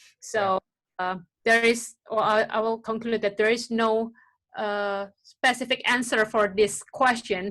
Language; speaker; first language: English; non-native, local second language; Indonesian